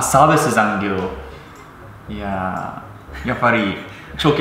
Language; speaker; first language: Japanese; non-native, fluent; English